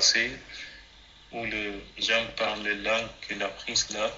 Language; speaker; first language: French; non-native, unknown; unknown